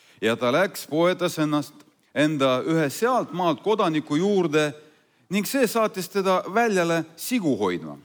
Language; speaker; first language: Estonian; non-native, fluent; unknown